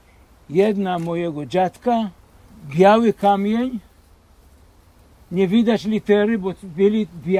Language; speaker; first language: Polish; early bilingual, heritage; Polish